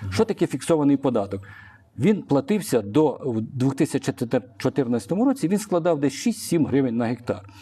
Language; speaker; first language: Ukrainian; non-native, local second language; Russian